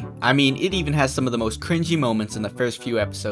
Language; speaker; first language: English; native; English